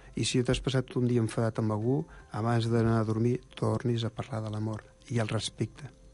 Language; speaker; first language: Catalan; native; Catalan